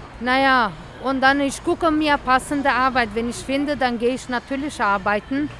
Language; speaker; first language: German; non-native, learner; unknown